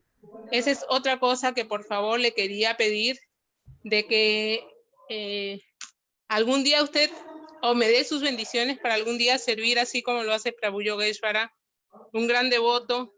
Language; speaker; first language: Spanish; native; Spanish